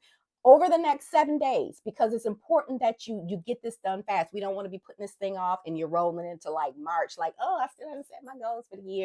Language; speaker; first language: English; native; English